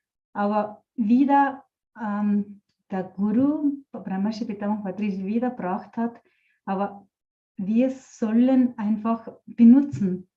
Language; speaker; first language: German; non-native, fluent; Telugu